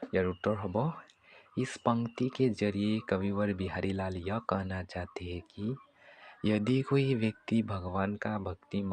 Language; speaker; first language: Hindi; non-native, local second language; Assamese